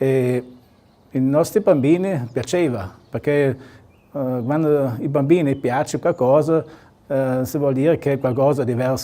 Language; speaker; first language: Italian; non-native, local second language; German